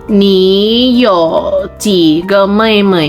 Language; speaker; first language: Chinese; non-native, fluent; Thai